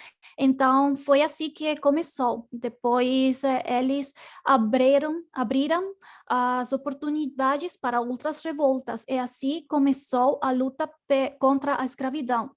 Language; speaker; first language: Portuguese; non-native, learner; Spanish